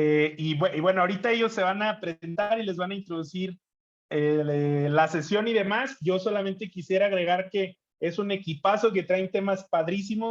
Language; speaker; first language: Spanish; native; Spanish